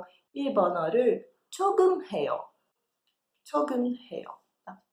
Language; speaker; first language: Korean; non-native, fluent; Portuguese